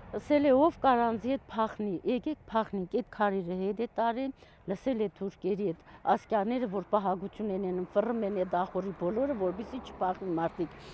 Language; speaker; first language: Armenian; non-native, local second language; Kurdish